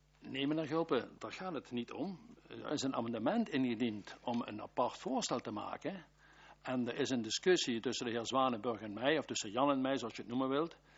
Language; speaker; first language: Dutch; native; Dutch